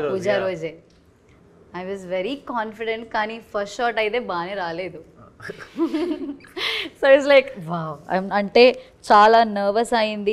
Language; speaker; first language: Telugu; non-native, fluent; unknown